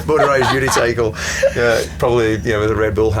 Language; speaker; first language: English; native; English